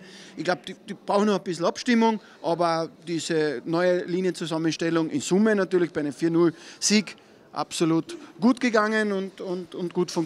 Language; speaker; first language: German; native; German